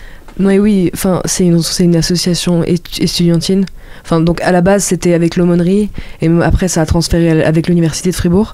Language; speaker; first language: French; native; French